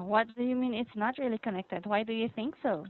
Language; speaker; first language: English; non-native, fluent; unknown